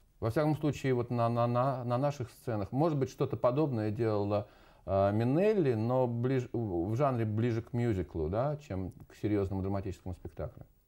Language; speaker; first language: Russian; native; Russian